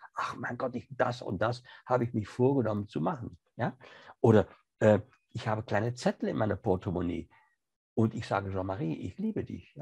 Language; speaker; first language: German; non-native, fluent; French